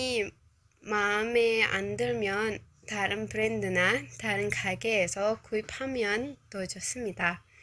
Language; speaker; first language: Korean; non-native, learner; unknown